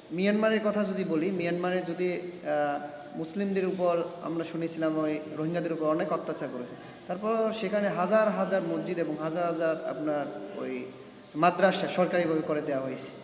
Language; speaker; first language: Bangla; non-native, local second language; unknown